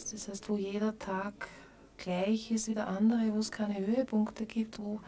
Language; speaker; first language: German; native; German